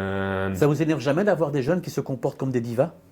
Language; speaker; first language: French; native; French